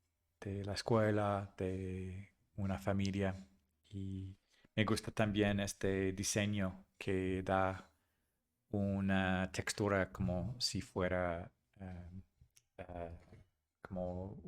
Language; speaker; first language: Spanish; non-native, fluent; English